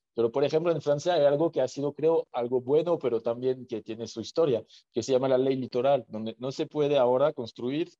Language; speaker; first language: Spanish; non-native, fluent; French